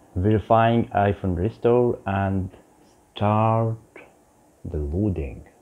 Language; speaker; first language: English; non-native, learner; Arabic